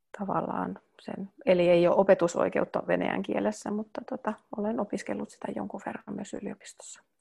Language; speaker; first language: Finnish; early bilingual, heritage; Finnish